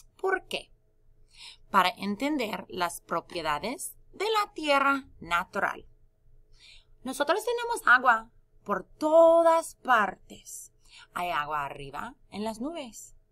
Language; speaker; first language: Spanish; non-native, fluent; English